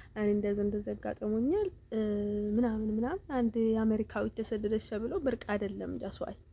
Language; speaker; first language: Amharic; native; Amharic